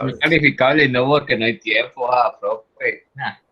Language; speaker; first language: Spanish; native; Spanish